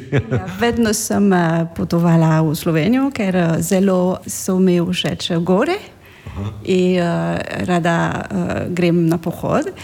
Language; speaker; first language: Slovenian; non-native, learner; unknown